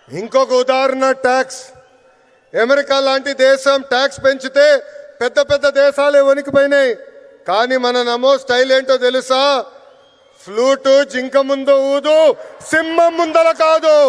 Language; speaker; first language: Telugu; native; Telugu